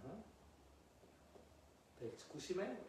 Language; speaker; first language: Czech; non-native, learner; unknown